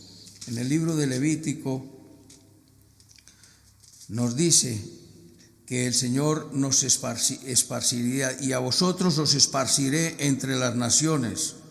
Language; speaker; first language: Spanish; native; Spanish